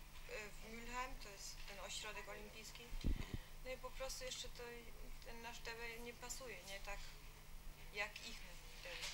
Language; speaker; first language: Polish; early bilingual, heritage; Polish